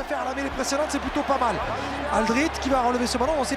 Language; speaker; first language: French; native; French